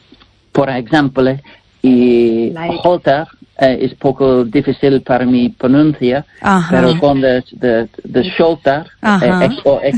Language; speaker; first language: Spanish; non-native, learner; English